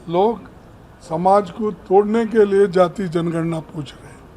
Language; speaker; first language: Hindi; non-native, local second language; Kannada